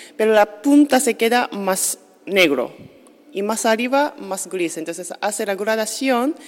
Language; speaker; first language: Spanish; non-native, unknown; Japanese